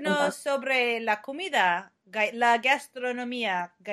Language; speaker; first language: Spanish; non-native, fluent; English